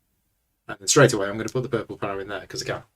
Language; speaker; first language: English; native; English